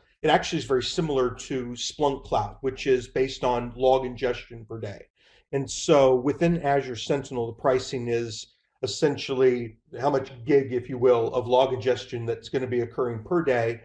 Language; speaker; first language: English; native; English